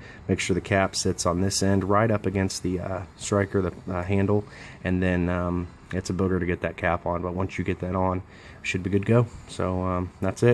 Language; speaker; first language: English; native; English